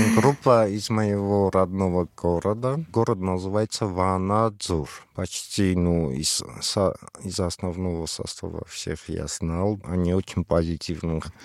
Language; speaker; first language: Russian; non-native, fluent; Armenian